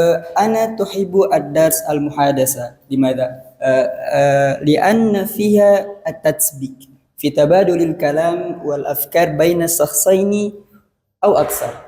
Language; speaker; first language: Arabic; non-native, learner; Indonesian